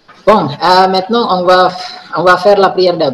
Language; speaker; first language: French; non-native, fluent; Indonesian